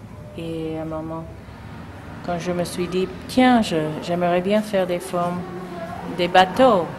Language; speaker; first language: French; non-native, learner; English